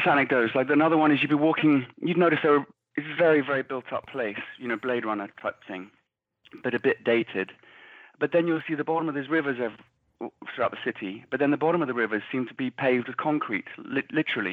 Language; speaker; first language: English; native; English